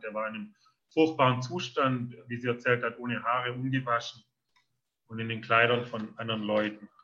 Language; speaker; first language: German; native; German